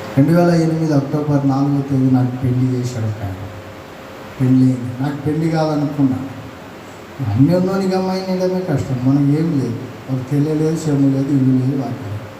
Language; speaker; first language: Telugu; non-native, local second language; Lambadi